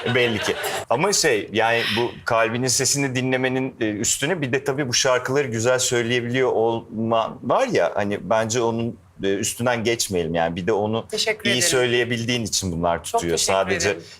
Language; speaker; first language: Turkish; native; Turkish